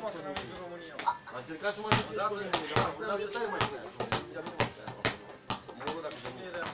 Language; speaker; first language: Romanian; early bilingual, heritage; Romanian